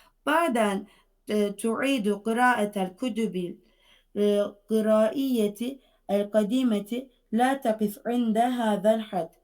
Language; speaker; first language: Arabic; non-native, fluent; Turkish